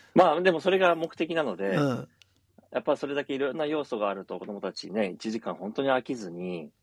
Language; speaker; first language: Japanese; native; Japanese